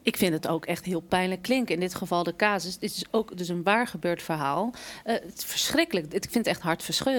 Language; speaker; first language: Dutch; native; Dutch